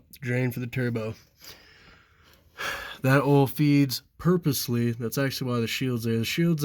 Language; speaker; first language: English; native; English